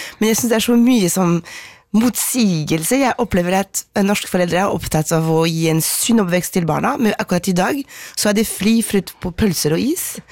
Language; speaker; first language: Norwegian; non-native, fluent; French